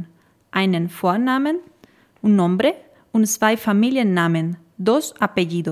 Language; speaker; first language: German; non-native, fluent; Spanish